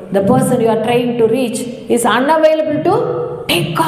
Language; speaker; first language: English; non-native, local second language; Tamil